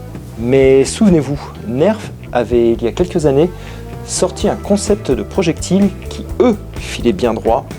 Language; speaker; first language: French; native; French